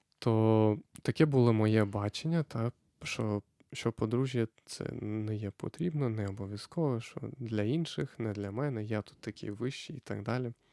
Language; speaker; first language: Ukrainian; non-native, fluent; Lithuanian